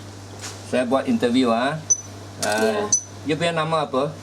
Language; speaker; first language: Malay; native; Malay